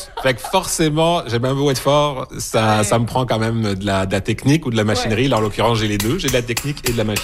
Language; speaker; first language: French; native; French